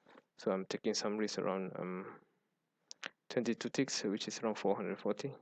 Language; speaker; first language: English; non-native, fluent; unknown